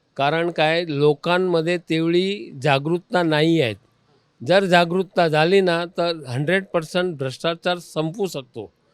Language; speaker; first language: Marathi; non-native, local second language; Gujarati